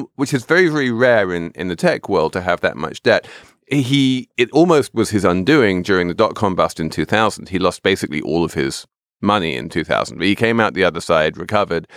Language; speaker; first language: English; native; English